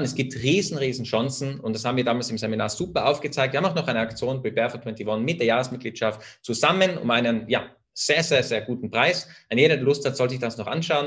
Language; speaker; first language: German; native; German